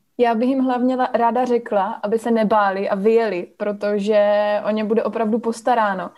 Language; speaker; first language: Czech; native; Czech